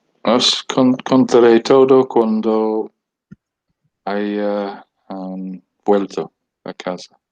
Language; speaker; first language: Spanish; non-native, learner; English